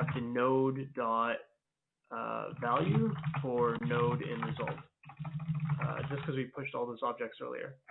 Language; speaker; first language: English; native; English